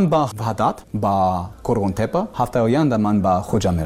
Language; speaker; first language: Persian; non-native, learner; English